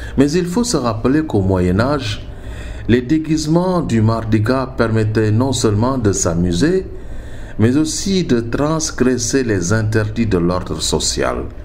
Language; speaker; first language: French; non-native, local second language; Wolof